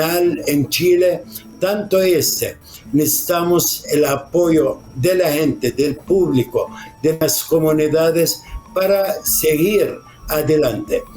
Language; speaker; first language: Spanish; non-native, fluent; Arabic